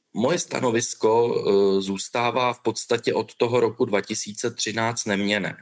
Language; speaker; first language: Czech; native; Czech